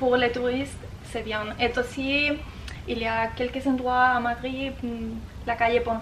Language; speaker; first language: French; non-native, learner; Spanish